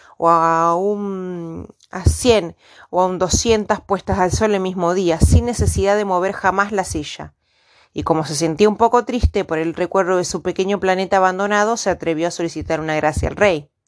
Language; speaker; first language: Spanish; native; Spanish